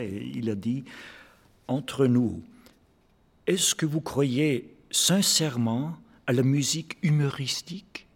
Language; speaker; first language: French; non-native, fluent; German